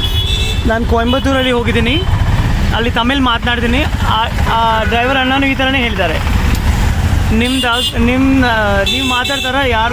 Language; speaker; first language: Kannada; non-native, local second language; Telugu